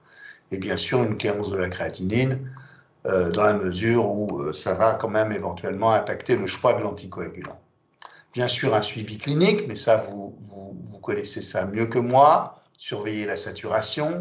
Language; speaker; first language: French; native; French